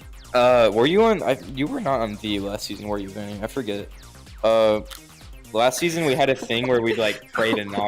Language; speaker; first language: English; native; English